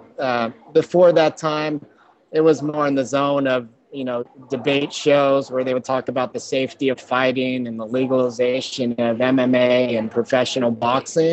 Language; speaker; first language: English; native; English